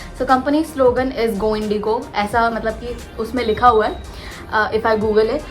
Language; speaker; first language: Hindi; native; Hindi